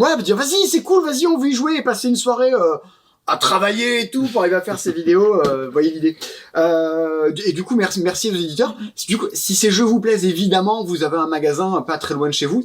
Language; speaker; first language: French; native; French